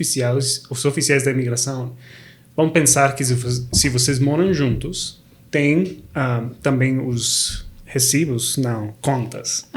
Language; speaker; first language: Portuguese; non-native, fluent; Spanish